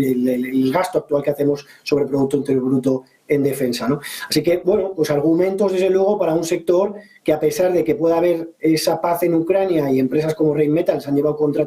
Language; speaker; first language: Spanish; native; Spanish